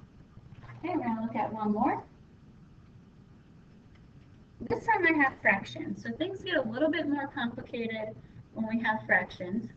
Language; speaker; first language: English; native; English